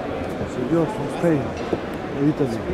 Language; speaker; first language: English; non-native, learner; Greek